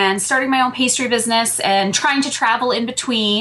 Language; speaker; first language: English; native; English